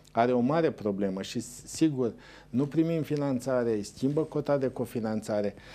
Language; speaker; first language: Romanian; native; Romanian